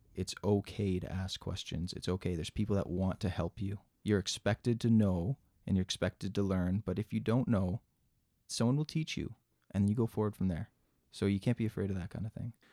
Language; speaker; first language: English; native; English